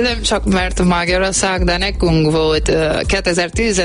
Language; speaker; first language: Hungarian; non-native, learner; Portuguese